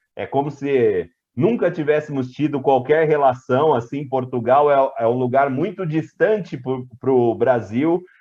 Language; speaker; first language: Portuguese; native; Portuguese